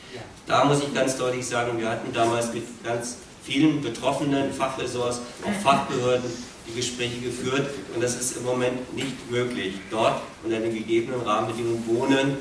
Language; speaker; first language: German; native; German